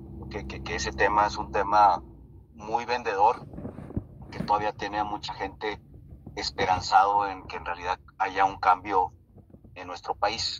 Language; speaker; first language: Spanish; native; Spanish